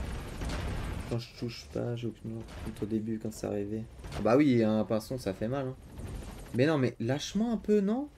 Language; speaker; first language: French; native; French